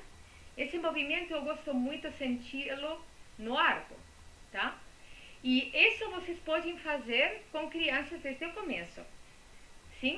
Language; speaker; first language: Portuguese; non-native, fluent; Spanish